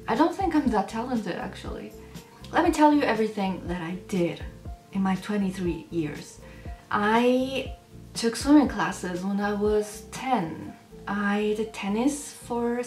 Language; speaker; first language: English; non-native, fluent; German